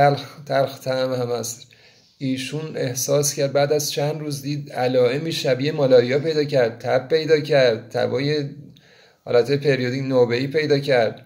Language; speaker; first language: Persian; native; Persian